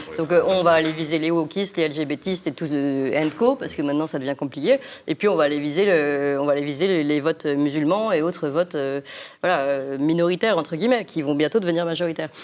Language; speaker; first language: French; native; French